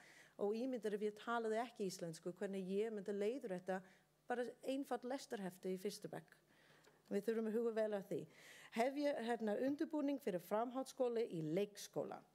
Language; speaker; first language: Icelandic; non-native, learner; English